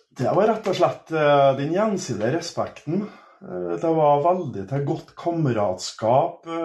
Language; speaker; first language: Norwegian; native; Norwegian